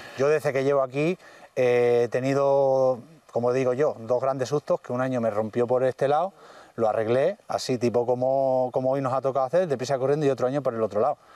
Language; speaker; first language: Spanish; native; Spanish